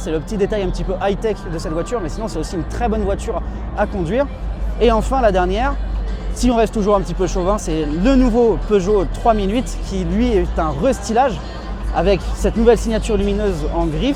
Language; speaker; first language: French; native; French